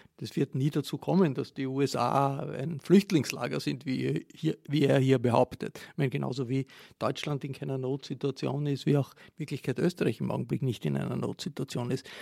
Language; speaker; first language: German; native; German